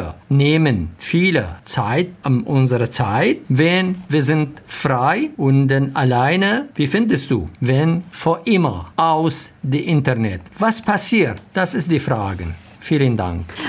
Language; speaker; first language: German; non-native, learner; Arabic